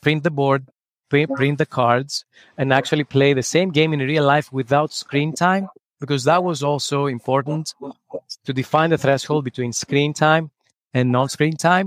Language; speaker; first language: English; non-native, fluent; Greek